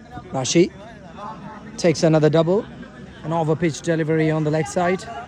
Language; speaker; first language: English; non-native, local second language; Malayalam